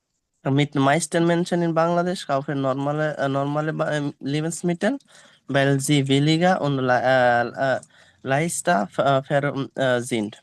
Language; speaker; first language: German; non-native, learner; Bangla